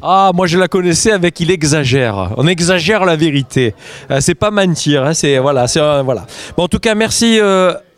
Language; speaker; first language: French; native; French